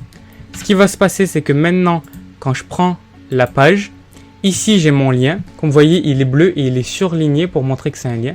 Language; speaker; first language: French; native; French